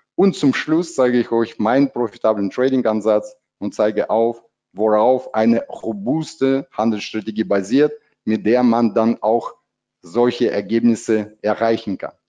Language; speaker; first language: German; non-native, fluent; Russian